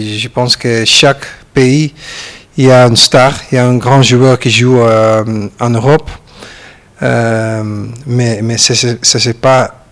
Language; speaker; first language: French; non-native, learner; Dutch